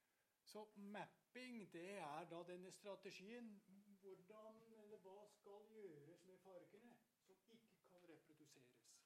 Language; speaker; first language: Norwegian; non-native, fluent; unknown